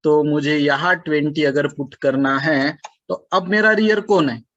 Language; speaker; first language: Hindi; non-native, local second language; Marathi